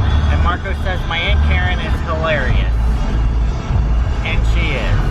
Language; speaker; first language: English; native; English